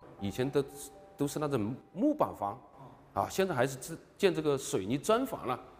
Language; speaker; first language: Chinese; native; Chinese